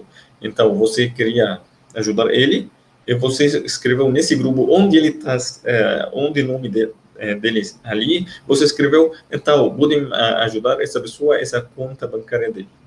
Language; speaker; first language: Portuguese; non-native, fluent; Arabic